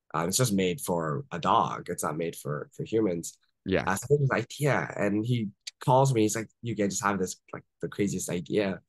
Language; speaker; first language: English; native; English